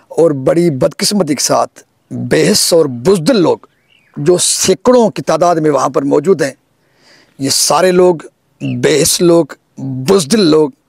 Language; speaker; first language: Urdu; non-native, local second language; Sindhi